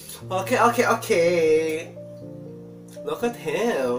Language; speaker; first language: English; non-native, local second language; Filipino